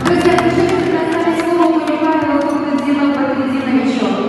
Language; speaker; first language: Russian; native; Russian